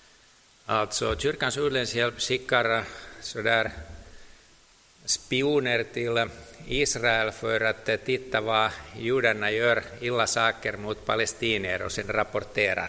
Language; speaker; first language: Swedish; non-native, local second language; Finnish